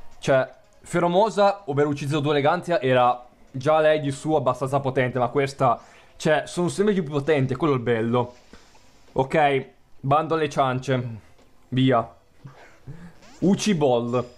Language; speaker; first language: Italian; native; Italian